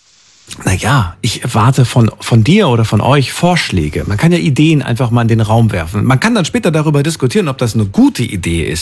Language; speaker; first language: German; native; German